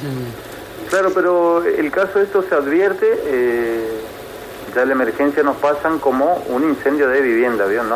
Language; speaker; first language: Spanish; native; Spanish